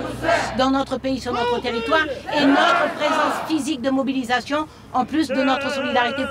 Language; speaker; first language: French; native; French